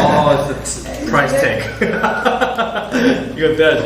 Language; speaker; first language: English; non-native, learner; Korean